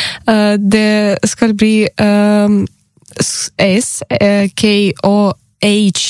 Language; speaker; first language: Norwegian; non-native, learner; Ukrainian